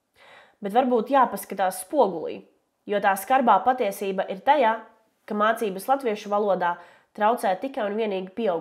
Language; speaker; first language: Latvian; native; Latvian